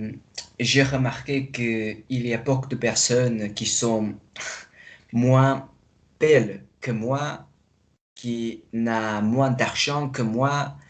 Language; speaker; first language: French; non-native, fluent; Chinese